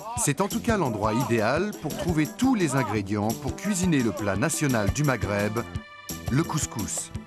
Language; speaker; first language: French; native; French